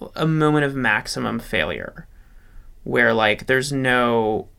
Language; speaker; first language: English; native; English